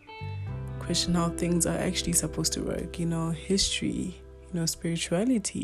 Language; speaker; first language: English; non-native, local second language; Northern Sotho